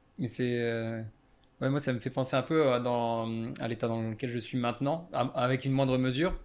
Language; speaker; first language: French; native; French